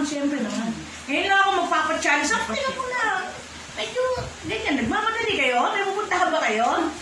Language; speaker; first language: Filipino; native; Filipino